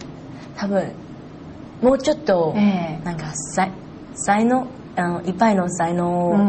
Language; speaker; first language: Japanese; non-native, learner; Chinese